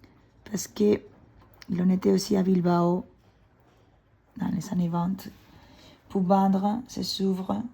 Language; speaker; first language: French; non-native, fluent; Spanish